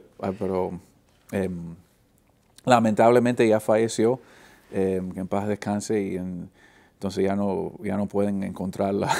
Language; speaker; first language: Spanish; early bilingual, heritage; Spanish